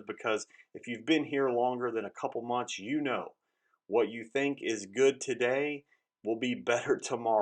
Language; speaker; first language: English; native; English